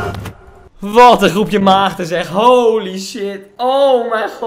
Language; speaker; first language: Dutch; native; Dutch